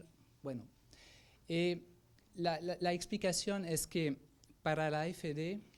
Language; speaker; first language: Spanish; non-native, fluent; French